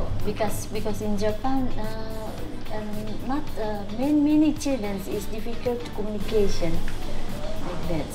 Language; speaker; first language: English; non-native, learner; Indonesian